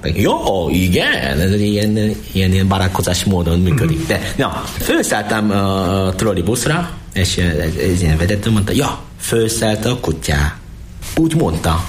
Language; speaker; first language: Hungarian; non-native, learner; Korean